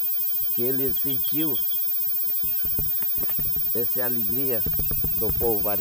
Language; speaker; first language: Portuguese; non-native, local second language; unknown